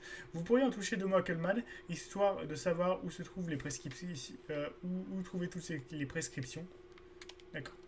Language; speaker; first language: French; native; French